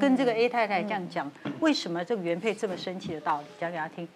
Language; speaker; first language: Chinese; native; Chinese